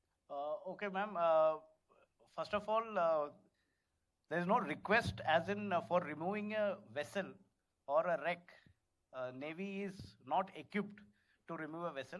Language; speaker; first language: English; non-native, local second language; Hindi